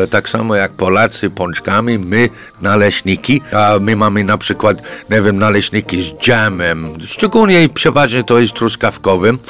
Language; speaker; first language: Polish; non-native, fluent; English